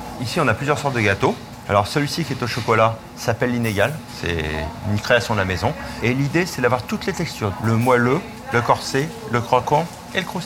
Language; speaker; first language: French; native; French